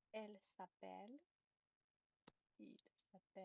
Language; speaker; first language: French; non-native, learner; Chinese